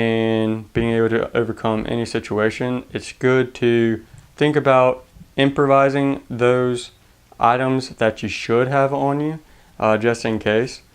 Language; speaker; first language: English; native; English